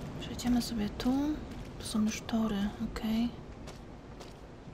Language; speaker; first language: Polish; native; Polish